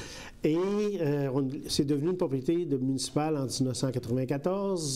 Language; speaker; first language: French; native; French